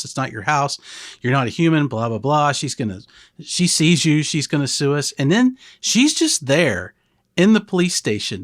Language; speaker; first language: English; native; English